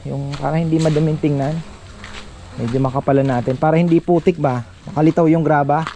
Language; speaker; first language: Filipino; non-native, local second language; Bikol